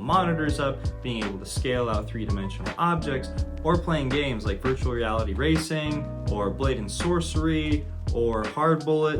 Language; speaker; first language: English; native; English